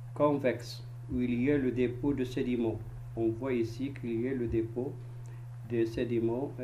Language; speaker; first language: French; non-native, local second language; Arabic